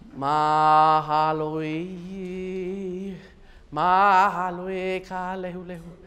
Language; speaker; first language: English; native; English